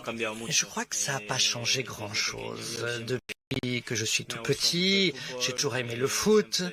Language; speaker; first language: French; non-native, fluent; Spanish